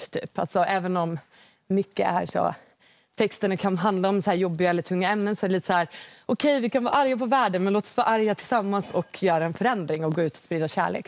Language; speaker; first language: Swedish; native; Swedish